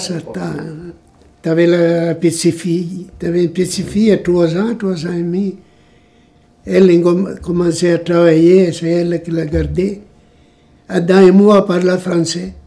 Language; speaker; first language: French; non-native, learner; Italian